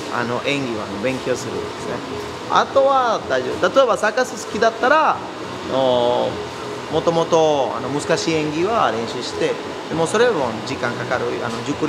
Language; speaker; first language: Japanese; non-native, learner; Spanish